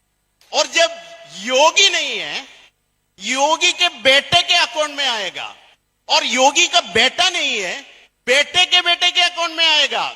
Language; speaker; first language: Hindi; non-native, fluent; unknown